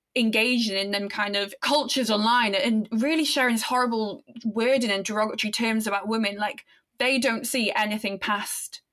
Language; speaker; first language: English; native; English